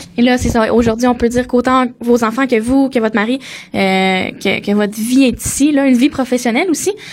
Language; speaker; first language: French; native; French